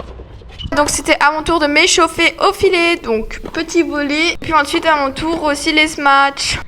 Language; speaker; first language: French; native; French